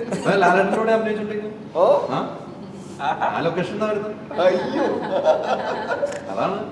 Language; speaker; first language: Malayalam; native; Malayalam